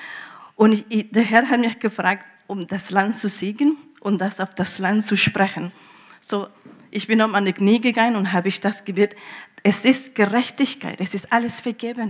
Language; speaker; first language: German; early bilingual, heritage; German